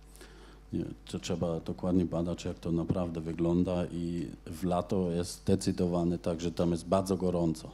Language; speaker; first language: Polish; non-native, fluent; German